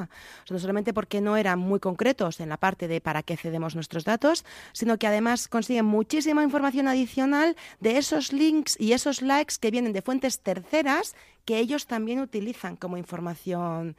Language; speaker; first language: Spanish; native; Spanish